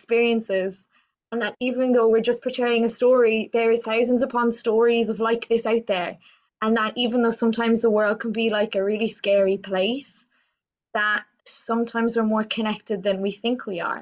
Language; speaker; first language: English; native; English